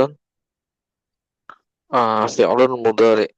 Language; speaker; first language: Arabic; non-native, learner; Indonesian